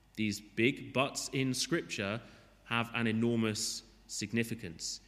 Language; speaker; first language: English; native; English